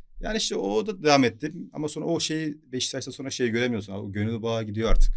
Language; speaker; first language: Turkish; native; Turkish